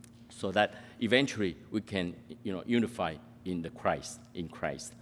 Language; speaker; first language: English; non-native, fluent; Min Nan Chinese